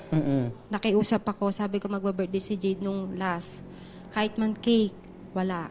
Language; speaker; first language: Filipino; native; Filipino